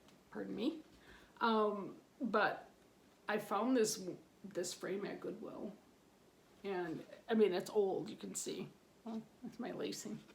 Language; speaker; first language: English; native; English